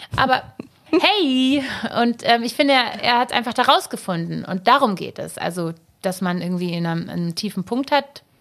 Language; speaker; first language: German; native; German